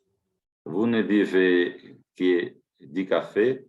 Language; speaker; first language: French; non-native, learner; Portuguese